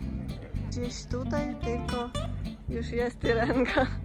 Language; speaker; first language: Polish; non-native, learner; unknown